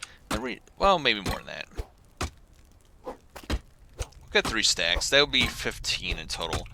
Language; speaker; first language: English; native; English